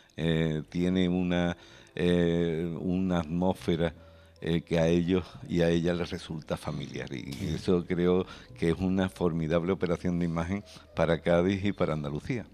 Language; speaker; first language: Spanish; native; Spanish